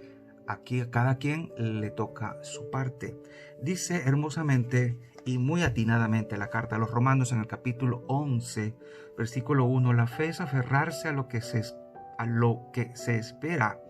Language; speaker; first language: Spanish; native; Spanish